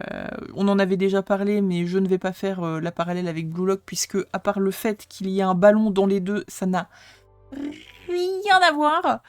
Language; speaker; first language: French; native; French